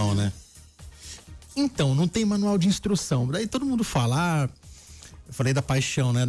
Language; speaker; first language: Portuguese; native; Portuguese